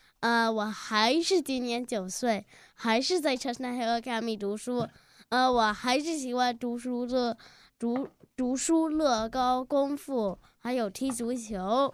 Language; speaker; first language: Chinese; early bilingual, heritage; Chinese